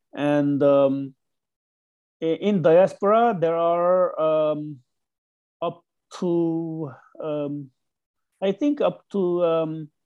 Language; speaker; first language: English; non-native, learner; Chinese